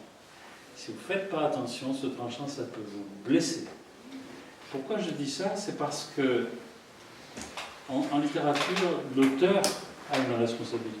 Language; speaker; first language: French; native; French